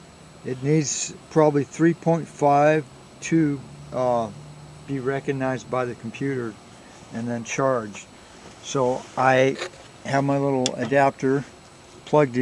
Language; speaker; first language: English; native; English